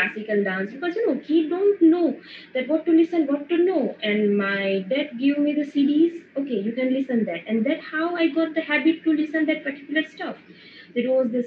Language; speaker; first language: English; non-native, local second language; Gujarati